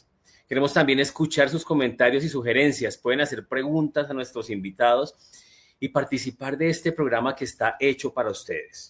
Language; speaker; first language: Spanish; native; Spanish